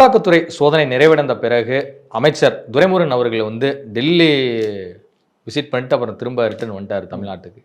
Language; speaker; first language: Tamil; native; Tamil